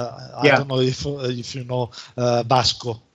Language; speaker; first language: English; non-native, learner; Italian